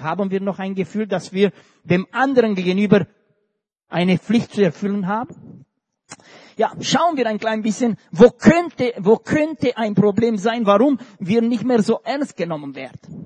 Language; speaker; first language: German; non-native, fluent; Romanian